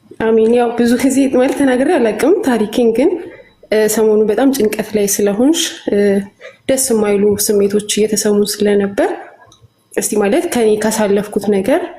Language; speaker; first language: Amharic; native; Amharic